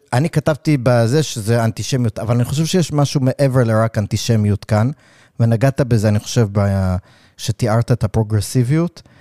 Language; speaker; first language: Hebrew; early bilingual, other home language; English